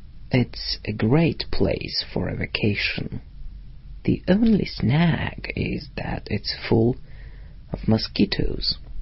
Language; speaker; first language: English; non-native, fluent; Russian